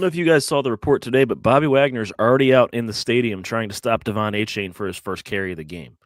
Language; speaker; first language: English; native; English